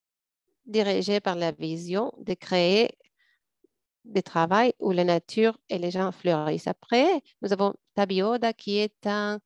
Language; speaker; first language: French; non-native, fluent; English